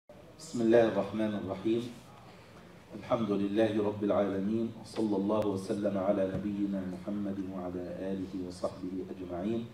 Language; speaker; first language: Arabic; native; Arabic